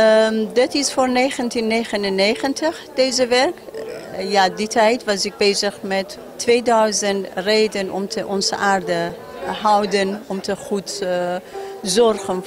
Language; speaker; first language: Dutch; non-native, fluent; Kurdish